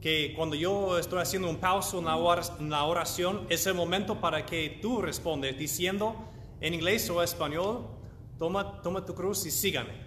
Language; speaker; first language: Spanish; non-native, learner; English